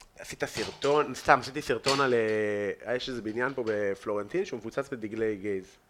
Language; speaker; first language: Hebrew; native; Hebrew